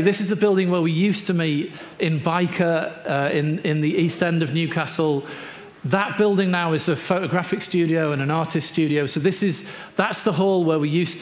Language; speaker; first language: English; native; English